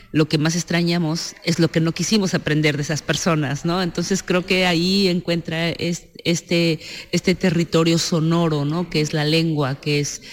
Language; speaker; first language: Spanish; native; Spanish